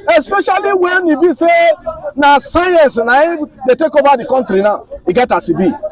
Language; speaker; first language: Nigerian Pidgin; native; Nigerian Pidgin